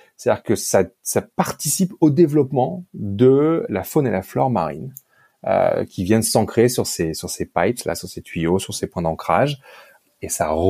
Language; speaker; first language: French; native; French